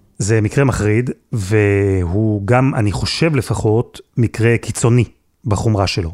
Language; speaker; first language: Hebrew; native; Hebrew